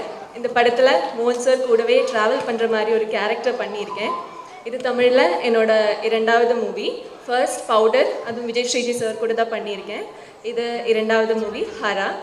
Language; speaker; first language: Tamil; non-native, fluent; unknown